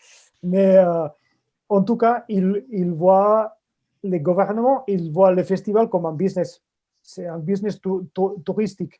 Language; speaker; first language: French; non-native, fluent; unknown